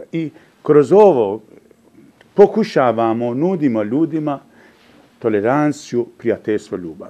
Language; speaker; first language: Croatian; non-native, fluent; Persian